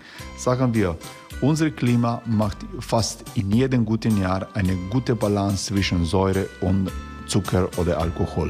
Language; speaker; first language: German; non-native, fluent; Croatian